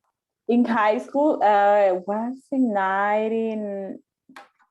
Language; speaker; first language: English; non-native, learner; Spanish